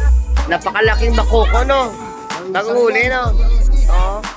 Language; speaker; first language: Filipino; native; Filipino